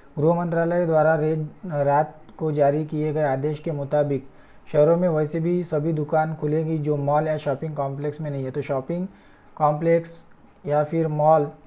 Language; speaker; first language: Hindi; non-native, local second language; Marathi